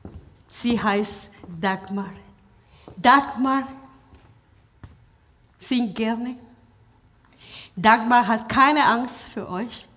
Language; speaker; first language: German; non-native, fluent; Spanish